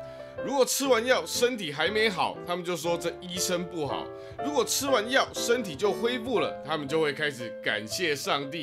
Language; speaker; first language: Chinese; native; Chinese